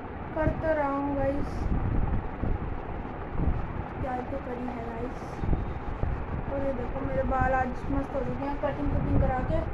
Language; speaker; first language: Hindi; native; Hindi